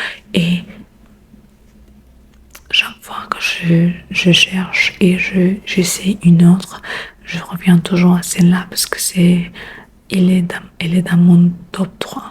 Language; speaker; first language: French; non-native, learner; Spanish